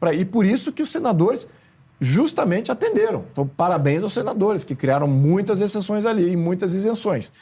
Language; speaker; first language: Portuguese; native; Portuguese